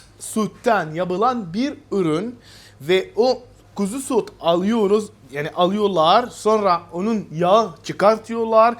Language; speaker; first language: Turkish; non-native, fluent; Arabic